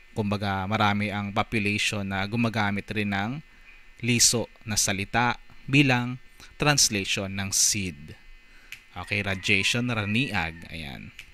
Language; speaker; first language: Filipino; native; Filipino